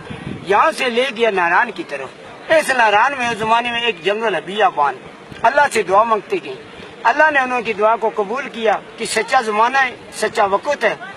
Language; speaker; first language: Hindi; non-native, local second language; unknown